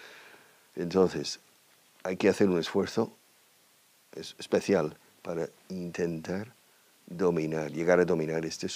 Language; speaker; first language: Spanish; non-native, fluent; English